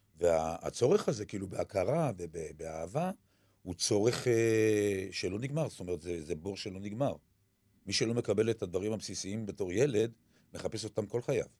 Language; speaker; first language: Hebrew; early bilingual, other home language; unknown